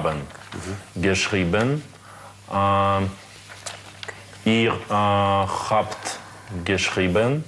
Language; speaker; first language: German; non-native, learner; Russian